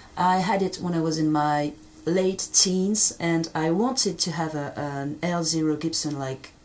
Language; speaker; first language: English; non-native, fluent; French